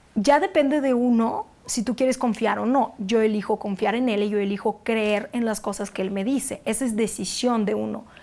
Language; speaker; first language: Spanish; non-native, fluent; Russian